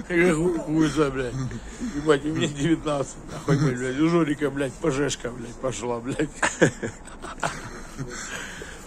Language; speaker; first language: Russian; native; Russian